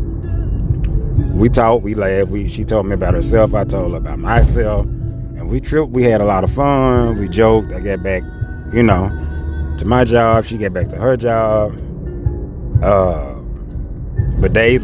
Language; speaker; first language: English; native; English